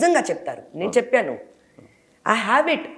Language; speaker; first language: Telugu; non-native, local second language; Hindi